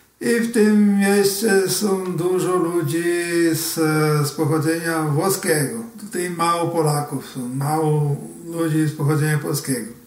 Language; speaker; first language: Polish; early bilingual, heritage; Portuguese